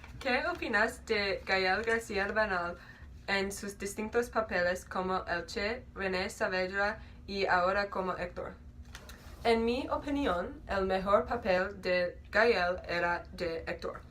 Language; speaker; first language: Spanish; non-native, learner; English